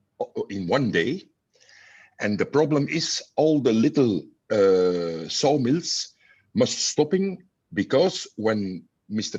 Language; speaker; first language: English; non-native, learner; Dutch